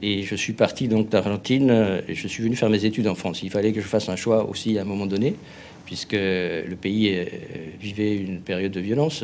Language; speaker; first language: French; non-native, fluent; Spanish